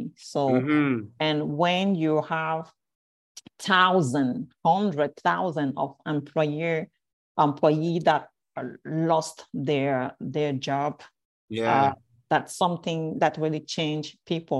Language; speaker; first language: English; non-native, fluent; French